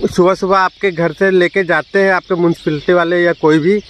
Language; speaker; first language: Hindi; non-native, local second language; Assamese